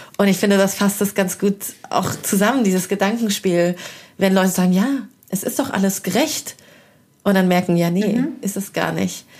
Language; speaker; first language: German; early bilingual, other home language; Persian